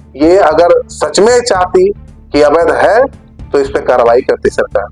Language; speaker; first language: Hindi; native; Hindi